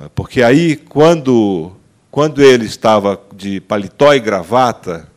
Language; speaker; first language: Portuguese; native; Portuguese